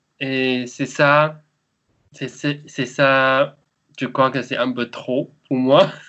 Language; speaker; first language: French; non-native, learner; Chinese